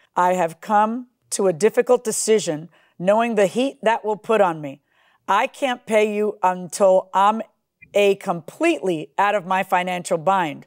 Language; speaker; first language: English; early bilingual, other home language; Spanish